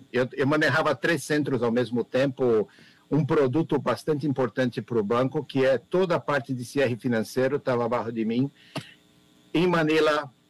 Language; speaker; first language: Spanish; non-native, learner; Portuguese